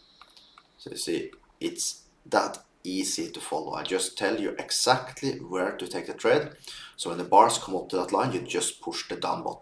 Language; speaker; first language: English; non-native, fluent; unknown